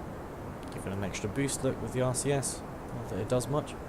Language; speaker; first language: English; native; English